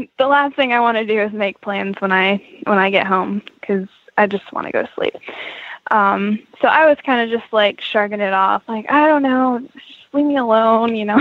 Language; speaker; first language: English; native; English